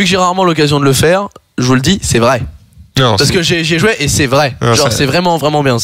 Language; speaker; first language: French; native; French